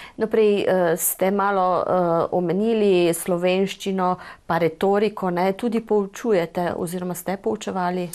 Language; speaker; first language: Slovenian; native; Slovenian